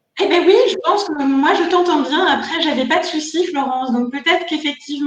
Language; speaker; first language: French; native; French